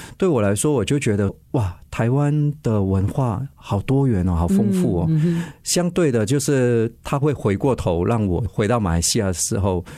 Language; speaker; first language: Chinese; native; Chinese